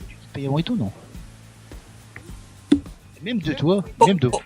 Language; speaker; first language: French; native; French